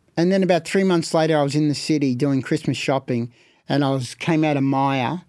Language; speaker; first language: English; native; English